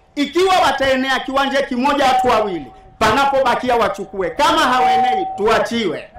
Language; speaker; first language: Swahili; native; Swahili